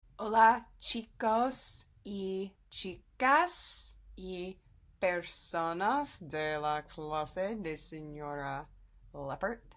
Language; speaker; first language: Spanish; non-native, fluent; English